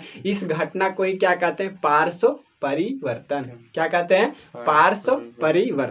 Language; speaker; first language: Hindi; native; Hindi